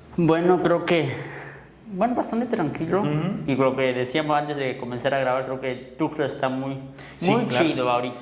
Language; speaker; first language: Spanish; native; Spanish